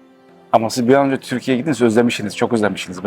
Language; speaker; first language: Turkish; native; Turkish